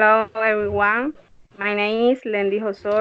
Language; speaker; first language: English; non-native, learner; Spanish